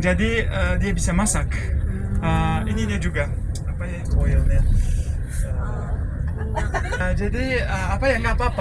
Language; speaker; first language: Indonesian; non-native, fluent; Uzbek